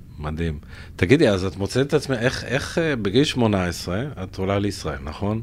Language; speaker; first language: Hebrew; native; Hebrew